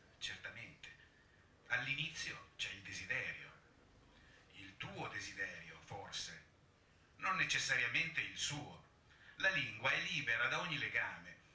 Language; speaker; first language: Italian; native; Italian